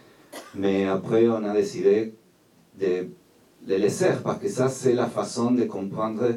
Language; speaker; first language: French; non-native, fluent; Spanish